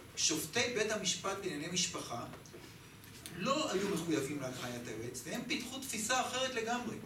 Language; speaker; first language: Hebrew; native; Hebrew